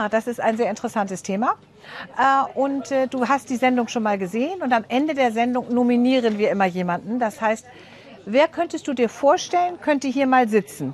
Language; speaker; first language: German; native; German